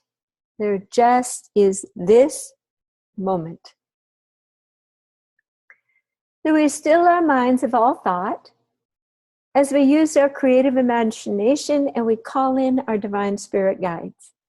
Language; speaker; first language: English; native; English